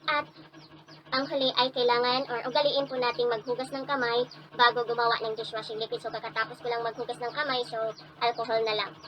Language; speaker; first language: Filipino; non-native, local second language; Cebuano